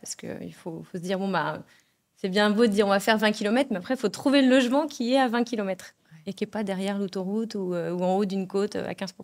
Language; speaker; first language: French; native; French